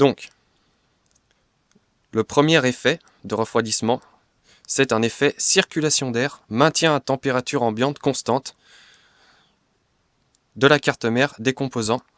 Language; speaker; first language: French; native; French